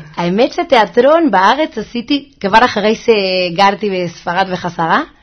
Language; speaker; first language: Hebrew; non-native, fluent; Spanish